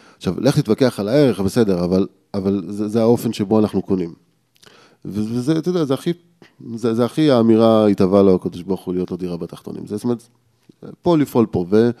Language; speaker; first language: Hebrew; native; Hebrew